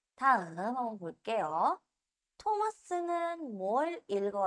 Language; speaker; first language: Korean; non-native, fluent; Spanish